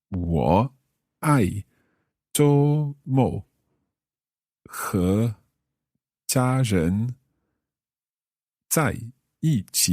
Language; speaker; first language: Chinese; non-native, learner; English